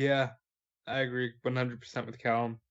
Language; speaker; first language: English; native; English